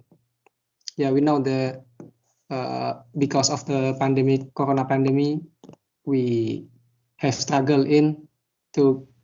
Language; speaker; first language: English; non-native, learner; Indonesian